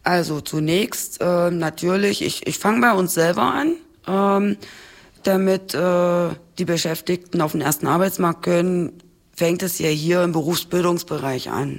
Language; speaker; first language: German; native; German